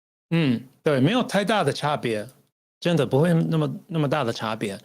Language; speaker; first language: Chinese; non-native, learner; English